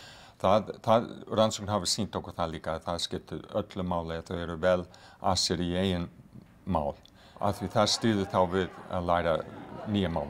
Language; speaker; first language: Icelandic; non-native, fluent; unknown